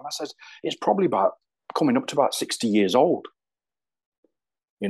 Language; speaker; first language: English; native; English